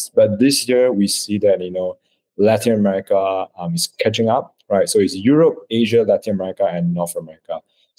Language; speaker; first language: English; non-native, local second language; Chinese